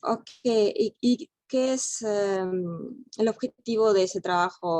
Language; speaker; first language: Spanish; non-native, fluent; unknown